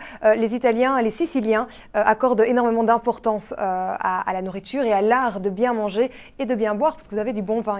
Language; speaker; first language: French; native; French